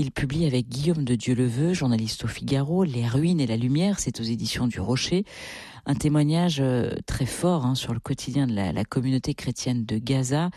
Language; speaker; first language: French; native; French